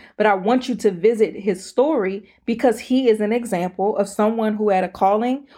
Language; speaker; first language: English; native; English